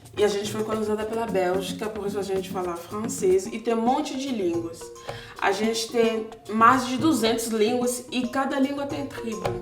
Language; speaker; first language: Portuguese; non-native, fluent; Swahili